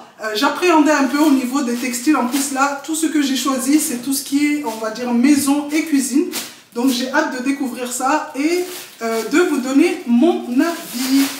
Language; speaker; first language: French; non-native, local second language; Comorian